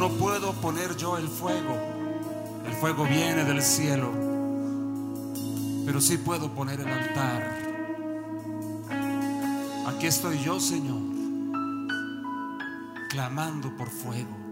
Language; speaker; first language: Spanish; native; Spanish